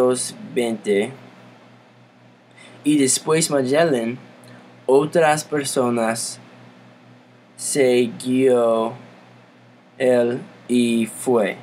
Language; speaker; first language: Spanish; non-native, learner; English